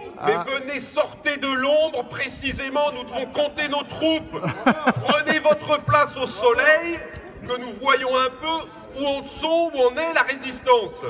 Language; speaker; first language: French; native; French